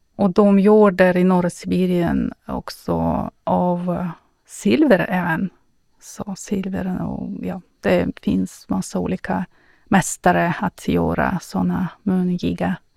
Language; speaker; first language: Swedish; non-native, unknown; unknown